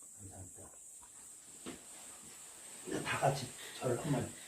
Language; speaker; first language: Korean; native; Korean